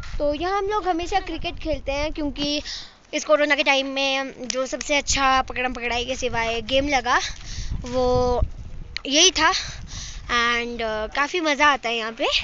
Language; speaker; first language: Hindi; non-native, local second language; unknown